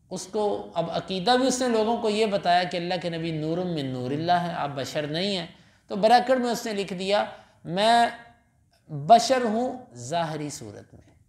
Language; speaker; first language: Urdu; non-native, local second language; Punjabi